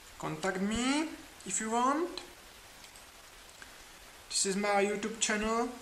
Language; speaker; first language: English; non-native, learner; Czech